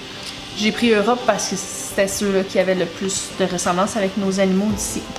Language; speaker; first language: French; native; French